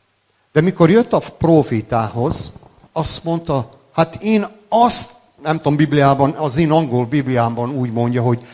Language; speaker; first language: Hungarian; non-native, local second language; Serbian